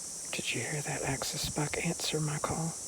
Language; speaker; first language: English; native; English